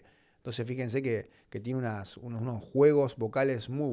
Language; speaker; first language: Spanish; native; Spanish